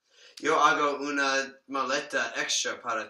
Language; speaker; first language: Spanish; non-native, learner; English